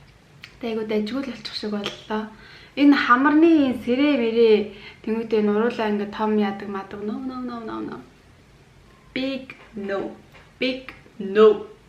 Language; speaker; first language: Mongolian; native; Mongolian